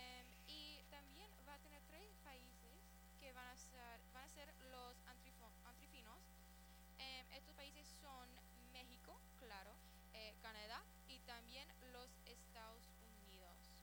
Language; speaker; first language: Spanish; early bilingual, heritage; Spanish